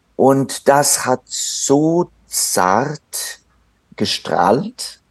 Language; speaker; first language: German; non-native, fluent; French